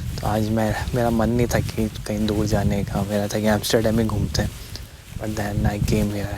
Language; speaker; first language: Hindi; native; Hindi